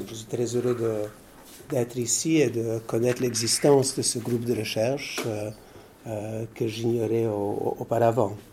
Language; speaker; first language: French; early bilingual, other home language; Polish